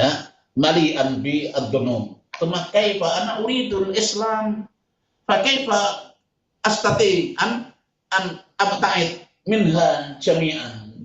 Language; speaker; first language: Arabic; non-native, fluent; Indonesian